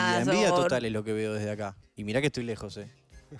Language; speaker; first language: Spanish; native; Spanish